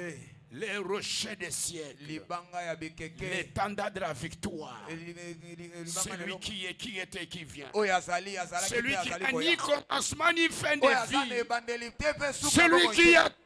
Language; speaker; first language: French; non-native, local second language; Lingala